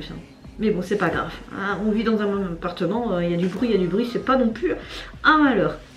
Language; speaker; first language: French; native; French